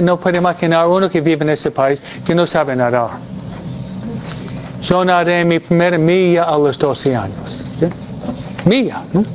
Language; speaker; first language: Spanish; non-native, fluent; English